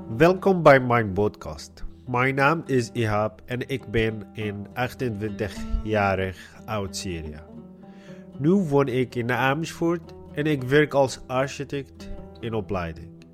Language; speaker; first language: Dutch; non-native, learner; Arabic